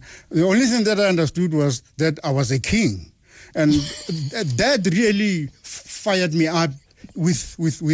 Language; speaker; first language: English; non-native, local second language; Tswana